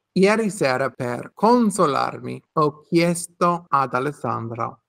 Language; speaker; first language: Italian; non-native, learner; English